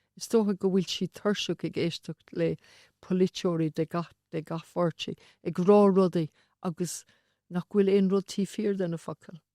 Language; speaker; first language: Irish; non-native, local second language; English